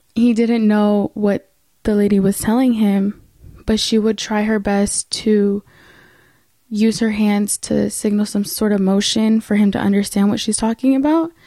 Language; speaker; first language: English; early bilingual, other home language; Spanish